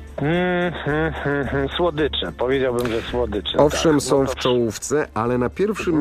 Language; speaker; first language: Polish; native; Polish